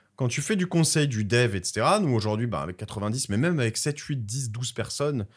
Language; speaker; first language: French; native; French